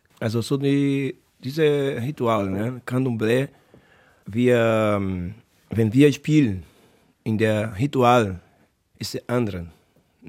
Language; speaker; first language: German; non-native, learner; Portuguese